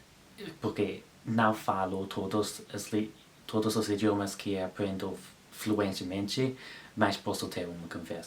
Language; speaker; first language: Portuguese; non-native, learner; English